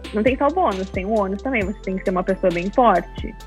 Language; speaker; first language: Portuguese; native; Portuguese